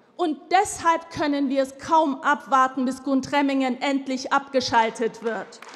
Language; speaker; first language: German; early bilingual, other home language; Turkish